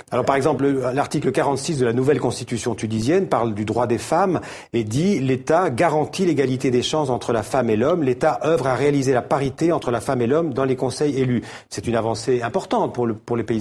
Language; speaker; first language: French; native; French